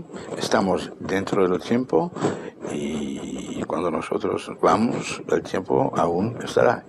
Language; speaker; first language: Spanish; non-native, fluent; Dutch